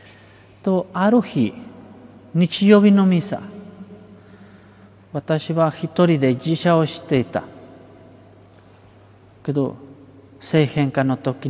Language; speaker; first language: Japanese; non-native, fluent; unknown